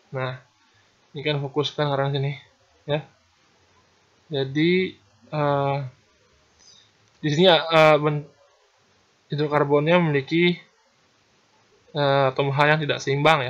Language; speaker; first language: Indonesian; native; Indonesian